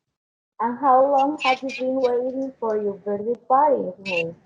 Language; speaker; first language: English; non-native, learner; Spanish